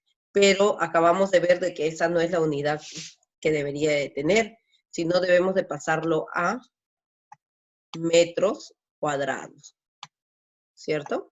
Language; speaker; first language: Spanish; native; Spanish